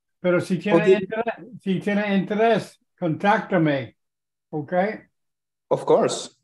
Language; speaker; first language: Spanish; non-native, learner; English